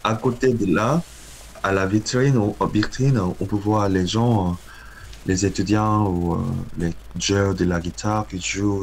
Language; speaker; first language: French; non-native, learner; Korean